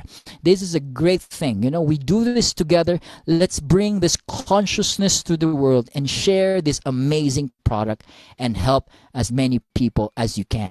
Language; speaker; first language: English; non-native, local second language; Filipino